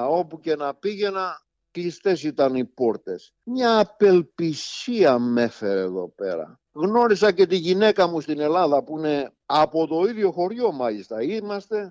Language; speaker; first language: Greek; native; Greek